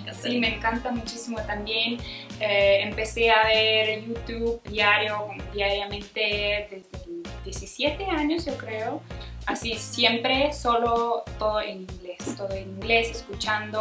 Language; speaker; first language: Spanish; non-native, fluent; Ukrainian